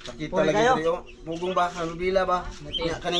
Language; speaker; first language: Filipino; non-native, local second language; Cebuano